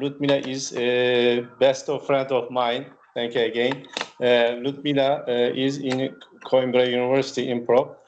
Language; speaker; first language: English; non-native, learner; Turkish